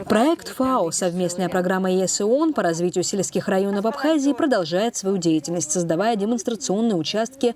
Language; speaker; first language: Russian; native; Russian